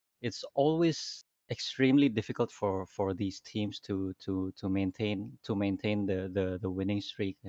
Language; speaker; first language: English; non-native, fluent; Indonesian